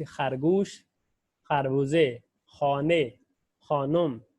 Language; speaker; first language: Persian; non-native, fluent; Urdu